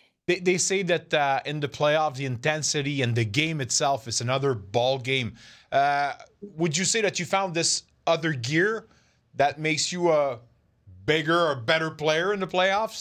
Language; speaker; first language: English; non-native, fluent; French